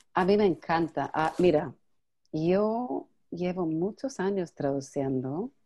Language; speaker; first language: Spanish; non-native, fluent; English